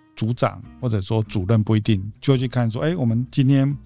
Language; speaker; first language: Chinese; native; Chinese